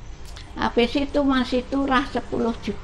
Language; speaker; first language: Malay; non-native, local second language; Javanese